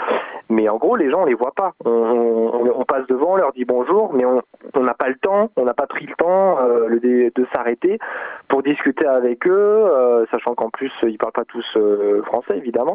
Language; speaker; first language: French; native; French